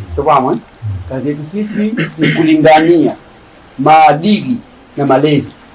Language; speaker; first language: Swahili; native; Swahili